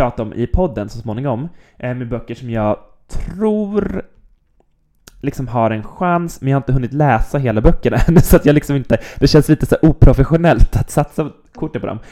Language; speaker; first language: Swedish; native; Swedish